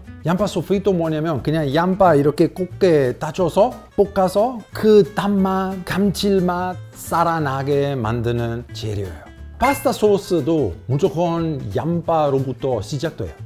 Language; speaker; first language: Korean; non-native, fluent; Italian